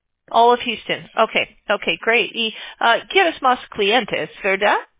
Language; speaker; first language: Spanish; non-native, learner; English